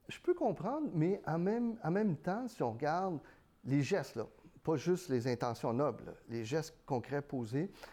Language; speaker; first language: French; early bilingual, other home language; Spanish